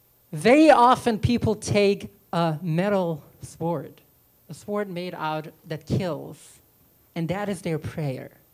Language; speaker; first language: English; early bilingual, other home language; Yiddish